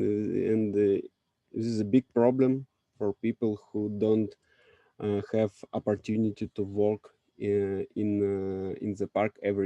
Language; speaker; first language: English; non-native, learner; Russian